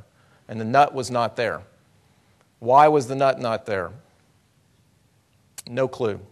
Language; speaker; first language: English; native; English